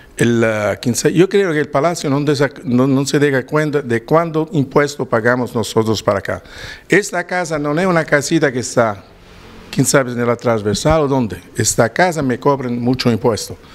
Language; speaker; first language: Spanish; non-native, learner; Italian